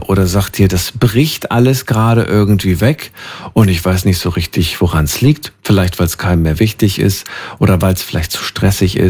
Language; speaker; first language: German; native; German